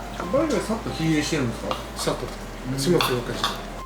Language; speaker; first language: Japanese; non-native, learner; Portuguese